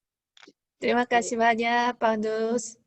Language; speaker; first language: Indonesian; non-native, fluent; Korean